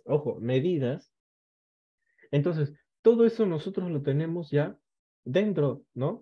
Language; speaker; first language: Spanish; native; Spanish